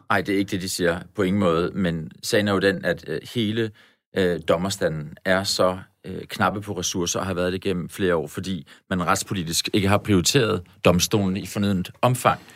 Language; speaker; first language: Danish; native; Danish